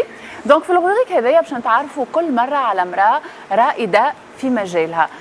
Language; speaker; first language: Arabic; native; Arabic